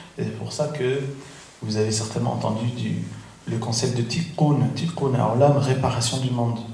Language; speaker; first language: French; non-native, fluent; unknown